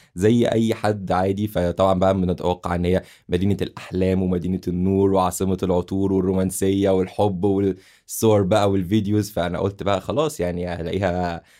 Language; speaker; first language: Arabic; native; Arabic